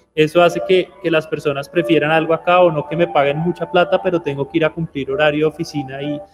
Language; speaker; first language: Spanish; native; Spanish